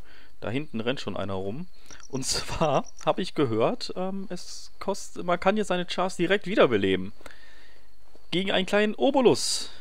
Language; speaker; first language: German; native; German